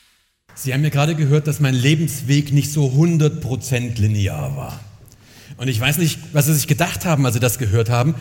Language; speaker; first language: German; native; German